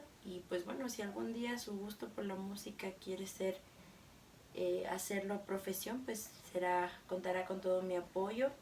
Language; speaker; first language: Spanish; native; Spanish